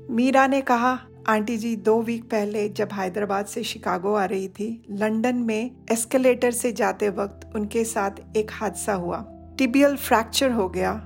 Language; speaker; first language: Hindi; non-native, local second language; Odia